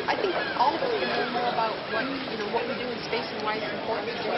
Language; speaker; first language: English; native; English